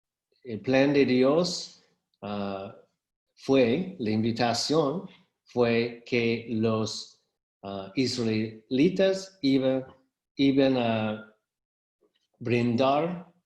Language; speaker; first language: Spanish; non-native, fluent; English